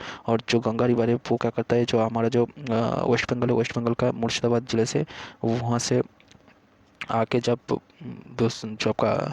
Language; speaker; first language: Hindi; native; Hindi